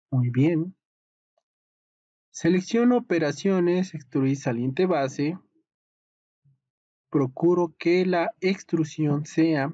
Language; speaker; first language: Spanish; native; Spanish